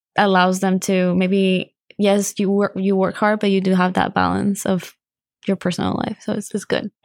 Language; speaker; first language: English; non-native, fluent; Spanish